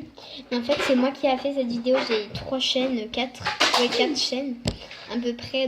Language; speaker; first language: French; native; French